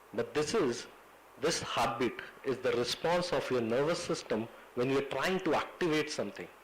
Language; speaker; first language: English; non-native, local second language; Hindi